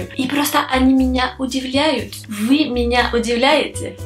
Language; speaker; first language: Russian; non-native, fluent; French